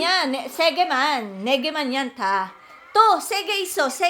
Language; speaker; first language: Korean; non-native, learner; Filipino